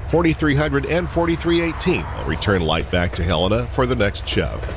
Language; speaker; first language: English; native; English